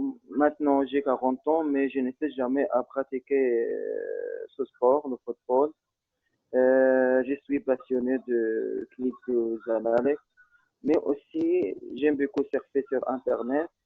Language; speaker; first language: French; non-native, learner; Arabic